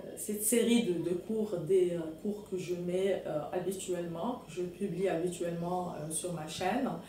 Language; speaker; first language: French; non-native, local second language; Arabic